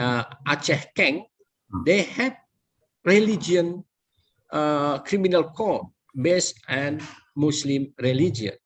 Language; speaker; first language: English; non-native, learner; Indonesian